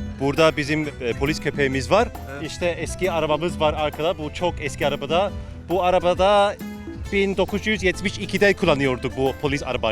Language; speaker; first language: Turkish; early bilingual, heritage; Turkish